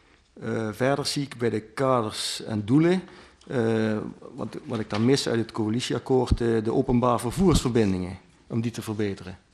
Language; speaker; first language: Dutch; native; Dutch